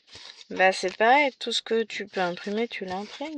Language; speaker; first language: French; native; French